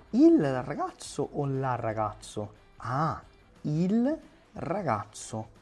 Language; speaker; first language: Italian; non-native, fluent; Portuguese